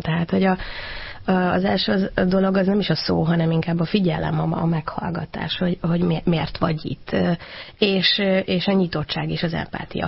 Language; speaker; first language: Hungarian; native; Hungarian